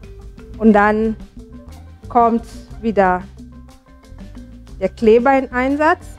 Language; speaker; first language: German; non-native, fluent; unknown